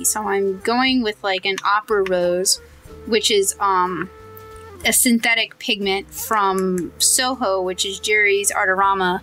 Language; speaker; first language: English; native; English